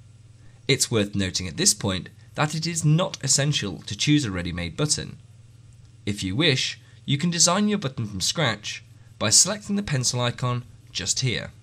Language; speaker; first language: English; native; English